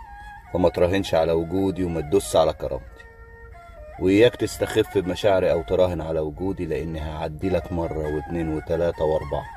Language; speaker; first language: Arabic; native; Arabic